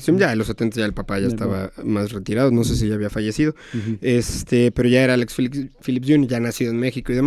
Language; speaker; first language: Spanish; native; Spanish